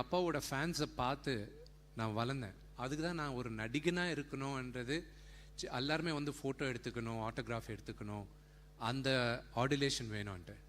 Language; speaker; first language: Tamil; non-native, local second language; Telugu